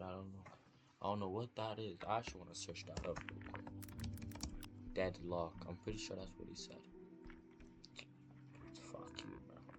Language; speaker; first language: English; native; English